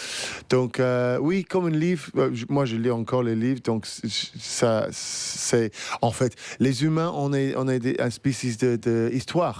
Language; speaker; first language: French; non-native, fluent; English